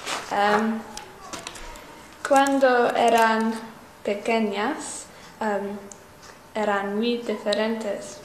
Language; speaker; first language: Spanish; non-native, learner; English